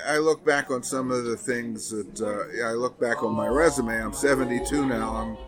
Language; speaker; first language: English; native; English